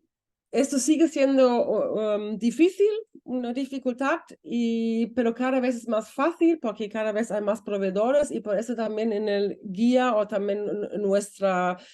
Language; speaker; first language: Spanish; non-native, fluent; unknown